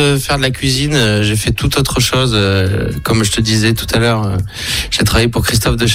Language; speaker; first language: French; native; French